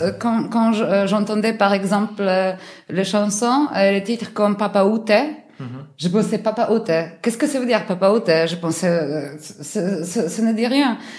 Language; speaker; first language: French; non-native, learner; Polish